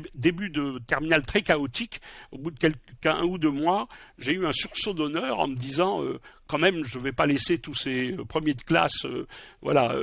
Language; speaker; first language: French; native; French